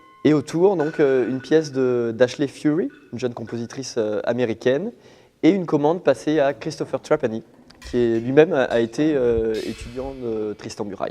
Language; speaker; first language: French; native; French